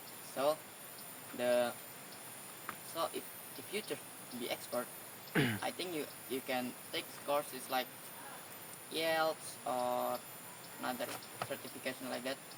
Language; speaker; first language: English; non-native, learner; Indonesian